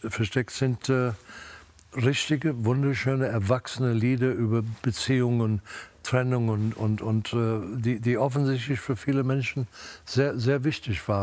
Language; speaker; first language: German; non-native, fluent; English